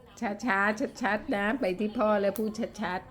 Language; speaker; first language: Thai; native; Thai